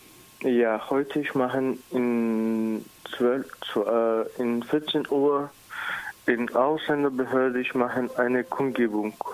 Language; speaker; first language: German; non-native, learner; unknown